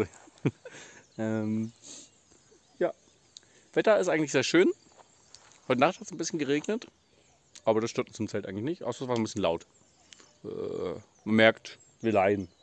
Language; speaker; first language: German; native; German